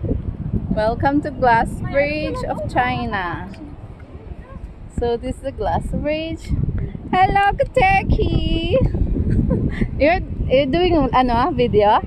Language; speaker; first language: English; non-native, local second language; Filipino